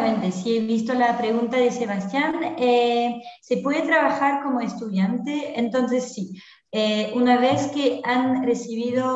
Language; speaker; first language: Spanish; non-native, fluent; French